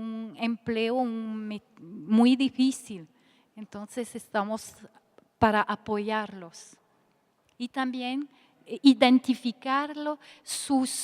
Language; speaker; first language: Spanish; non-native, fluent; French